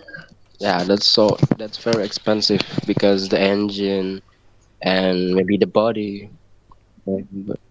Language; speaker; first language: English; non-native, learner; Indonesian